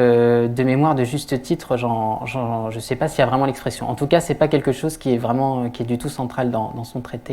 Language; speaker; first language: French; native; French